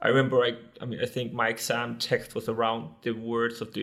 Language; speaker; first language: English; non-native, fluent; Danish